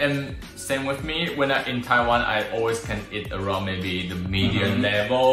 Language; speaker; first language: English; non-native, learner; Chinese